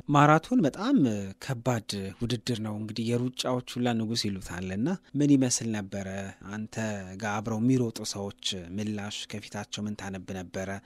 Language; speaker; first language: Amharic; native; Amharic